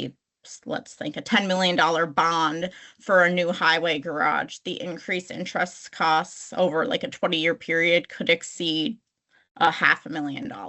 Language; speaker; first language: English; native; English